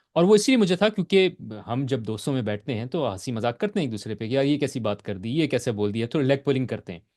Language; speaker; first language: Urdu; native; Urdu